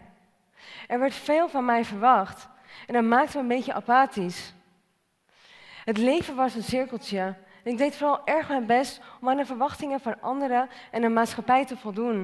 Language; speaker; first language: Dutch; native; Dutch